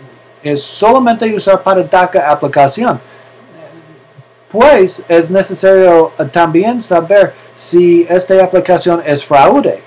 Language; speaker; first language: Spanish; non-native, learner; English